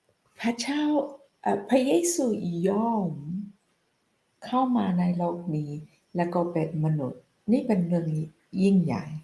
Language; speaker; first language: Thai; non-native, fluent; English